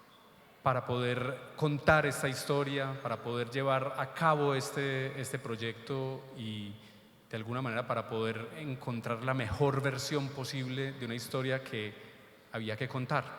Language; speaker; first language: Spanish; native; Spanish